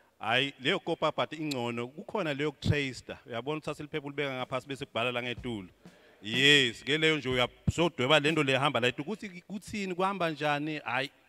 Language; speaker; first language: Zulu; non-native, local second language; Swati